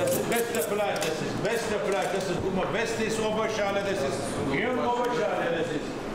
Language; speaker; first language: German; non-native, learner; Turkish